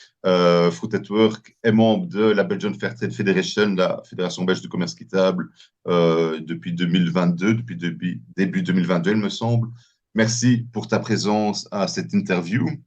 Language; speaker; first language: French; native; French